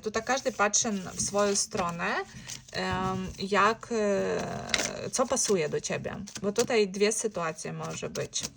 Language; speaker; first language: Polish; non-native, learner; Ukrainian